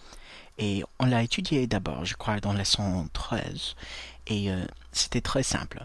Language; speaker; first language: French; non-native, fluent; English